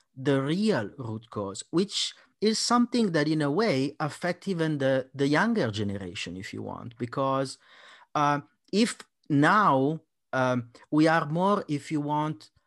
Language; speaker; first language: English; non-native, fluent; Italian